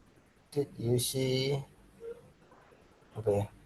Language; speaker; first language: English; non-native, learner; Indonesian